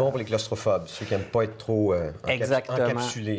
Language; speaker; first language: French; native; French